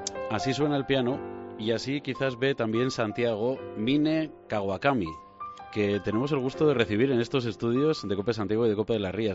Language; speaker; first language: Spanish; native; Spanish